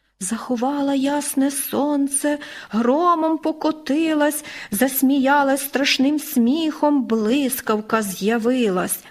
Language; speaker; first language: Ukrainian; native; Ukrainian